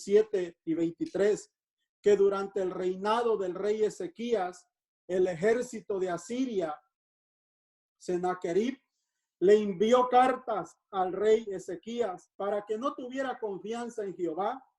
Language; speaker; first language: Spanish; native; Spanish